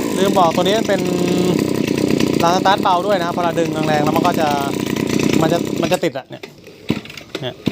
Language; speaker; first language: Thai; native; Thai